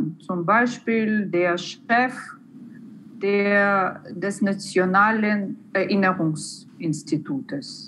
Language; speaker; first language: German; non-native, fluent; Ukrainian